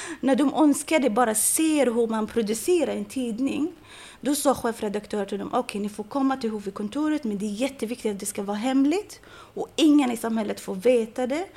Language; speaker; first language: Swedish; non-native, fluent; Arabic